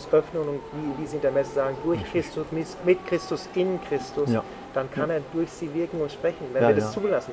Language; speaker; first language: German; native; German